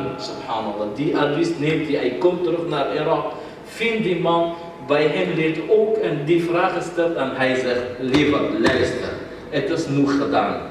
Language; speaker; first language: Dutch; non-native, fluent; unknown